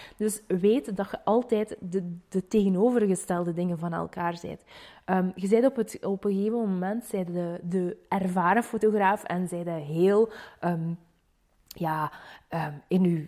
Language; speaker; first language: Dutch; native; Dutch